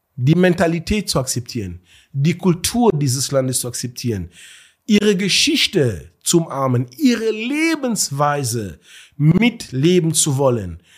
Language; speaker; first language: German; early bilingual, other home language; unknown